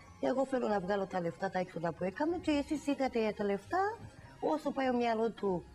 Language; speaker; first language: Greek; non-native, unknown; Romanian